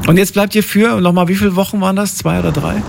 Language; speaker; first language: German; native; German